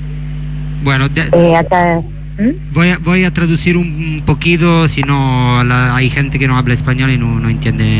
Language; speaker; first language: Spanish; non-native, fluent; Italian